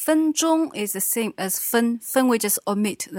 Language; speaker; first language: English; non-native, fluent; Chinese